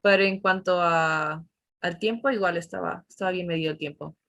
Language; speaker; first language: Spanish; early bilingual, heritage; Spanish